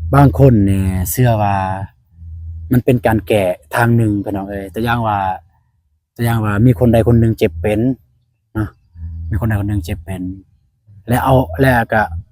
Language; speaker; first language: Lao; non-native, local second language; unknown